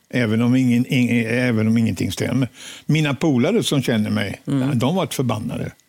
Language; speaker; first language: Swedish; native; Swedish